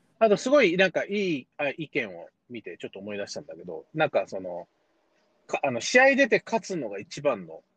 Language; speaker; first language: Japanese; early bilingual, heritage; Japanese